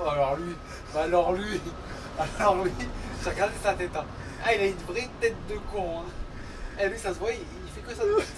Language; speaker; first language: French; native; French